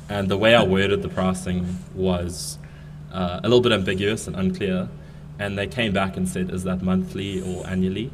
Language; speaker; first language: English; native; English